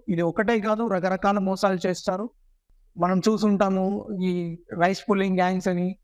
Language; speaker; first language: Telugu; native; Telugu